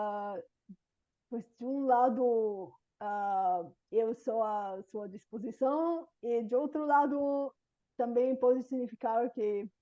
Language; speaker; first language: Portuguese; non-native, fluent; Bulgarian